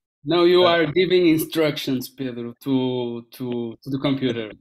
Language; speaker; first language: English; non-native, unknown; Portuguese